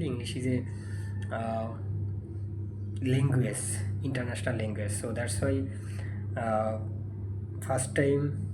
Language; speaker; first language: English; non-native, learner; Bangla